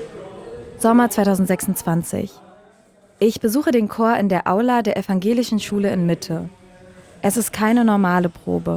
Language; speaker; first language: German; native; German